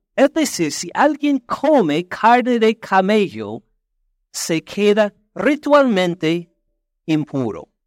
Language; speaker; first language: Spanish; non-native, fluent; English